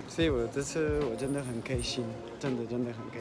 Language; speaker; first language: Chinese; non-native, fluent; French